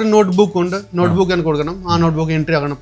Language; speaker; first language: Malayalam; non-native, learner; Hindi